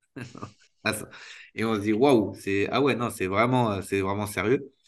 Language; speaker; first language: French; native; French